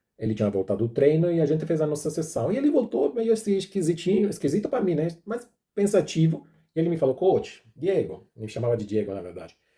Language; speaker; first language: Portuguese; non-native, fluent; Italian